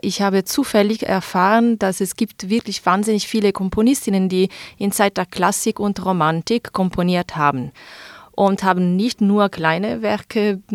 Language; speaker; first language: German; non-native, fluent; Italian